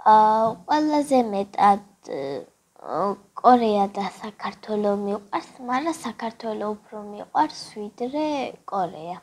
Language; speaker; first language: Georgian; early bilingual, other home language; Korean